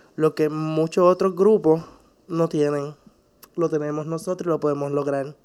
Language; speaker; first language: Spanish; native; Spanish